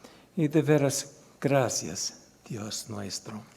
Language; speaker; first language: Spanish; non-native, fluent; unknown